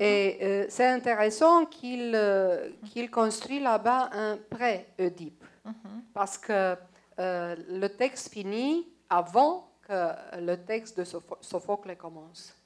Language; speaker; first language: French; non-native, fluent; Romanian